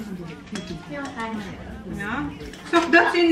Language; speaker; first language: English; non-native, local second language; Bikol